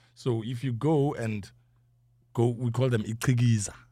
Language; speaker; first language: English; non-native, local second language; Zulu